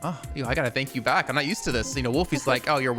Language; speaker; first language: English; native; English